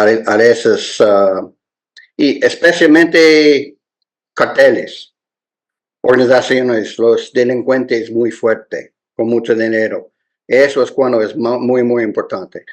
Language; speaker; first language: Spanish; non-native, learner; English